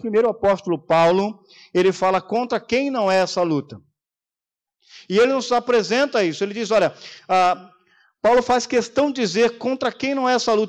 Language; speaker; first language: Portuguese; native; Portuguese